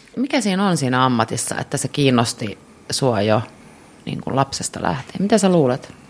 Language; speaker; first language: Finnish; native; Finnish